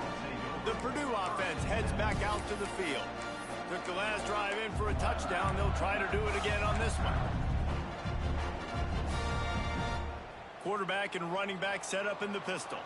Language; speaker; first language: English; native; English